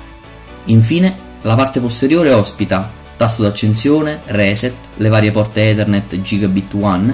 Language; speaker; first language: Italian; native; Italian